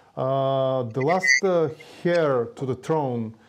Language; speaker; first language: English; non-native, fluent; Bulgarian